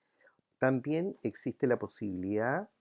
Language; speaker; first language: Spanish; native; Spanish